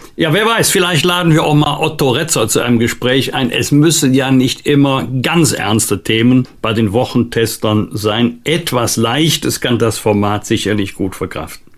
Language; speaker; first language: German; native; German